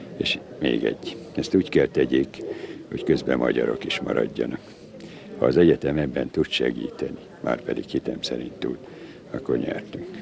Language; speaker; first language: Hungarian; native; Hungarian